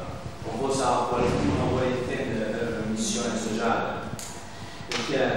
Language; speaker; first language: Italian; native; Italian